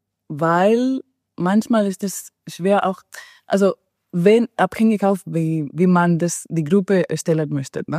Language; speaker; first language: German; non-native, fluent; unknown